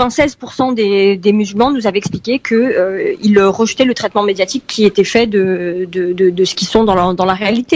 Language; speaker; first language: French; early bilingual, heritage; French